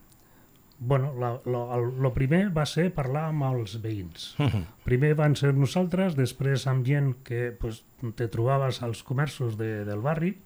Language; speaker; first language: Catalan; native; Catalan